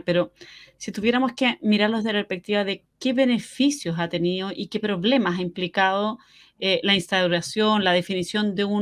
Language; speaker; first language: Spanish; native; Spanish